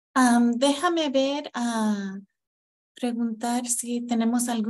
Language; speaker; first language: Spanish; non-native, fluent; English